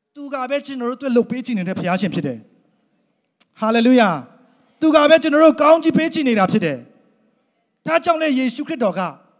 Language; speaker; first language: Burmese; non-native, local second language; Hakha Chin